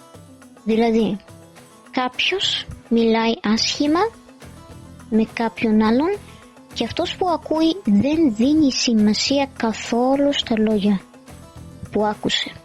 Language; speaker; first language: Greek; non-native, fluent; Arabic